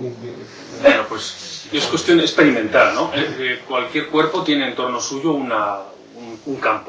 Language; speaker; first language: Spanish; native; Spanish